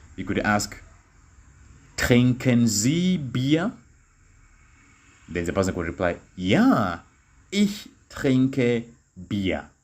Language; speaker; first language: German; non-native, fluent; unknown